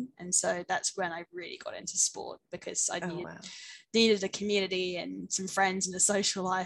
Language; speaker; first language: English; native; English